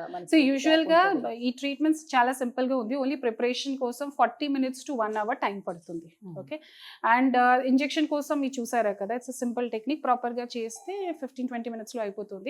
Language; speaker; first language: Telugu; non-native, fluent; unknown